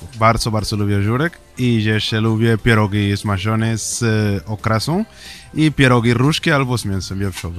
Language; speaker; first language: Polish; non-native, learner; Spanish